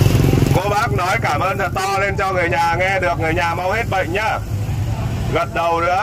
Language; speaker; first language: Vietnamese; native; Vietnamese